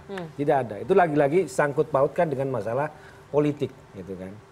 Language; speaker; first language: Indonesian; native; Indonesian